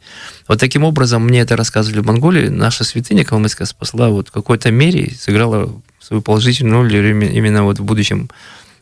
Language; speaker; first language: Russian; native; Russian